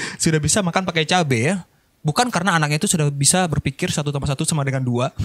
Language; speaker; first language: Indonesian; native; Indonesian